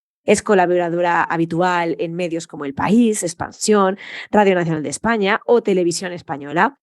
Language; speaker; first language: Spanish; native; Spanish